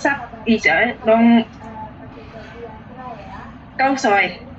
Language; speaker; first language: Cantonese; non-native, learner; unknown